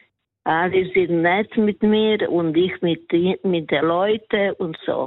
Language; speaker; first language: German; non-native, learner; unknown